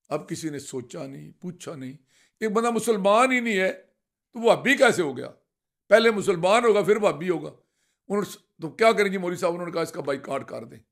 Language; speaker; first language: Urdu; non-native, local second language; Punjabi